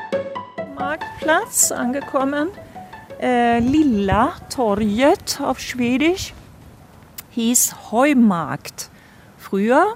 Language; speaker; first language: German; non-native, fluent; Swedish